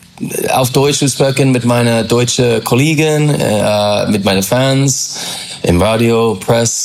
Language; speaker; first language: German; non-native, learner; English